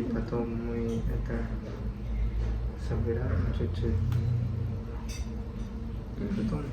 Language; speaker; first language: Russian; non-native, learner; Kannada